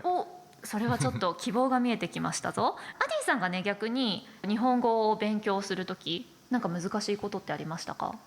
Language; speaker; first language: Japanese; native; Japanese